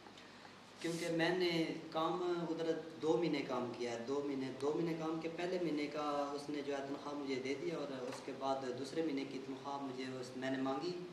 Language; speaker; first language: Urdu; non-native, local second language; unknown